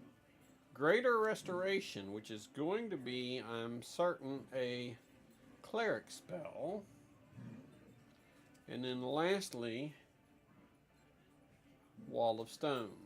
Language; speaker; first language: English; native; English